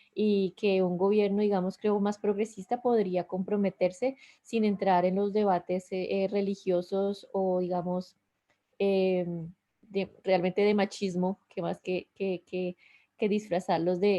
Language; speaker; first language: Spanish; native; Spanish